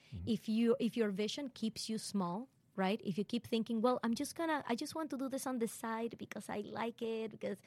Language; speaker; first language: English; non-native, fluent; Spanish